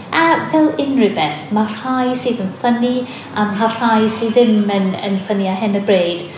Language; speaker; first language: Welsh; non-native, fluent; English